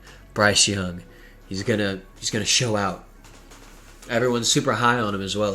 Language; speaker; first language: English; native; English